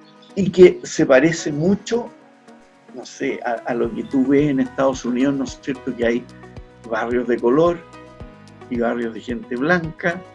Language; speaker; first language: Spanish; native; Spanish